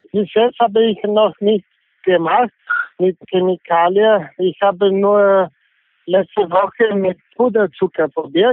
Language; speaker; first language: German; non-native, fluent; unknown